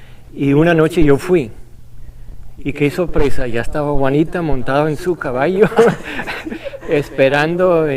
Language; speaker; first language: Spanish; non-native, fluent; English